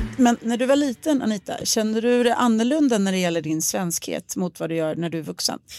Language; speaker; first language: Swedish; early bilingual, other home language; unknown